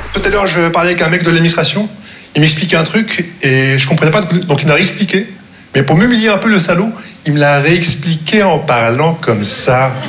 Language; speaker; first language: French; non-native, local second language; Arabic